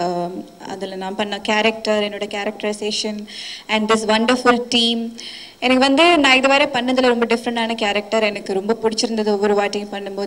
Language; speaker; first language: Tamil; non-native, fluent; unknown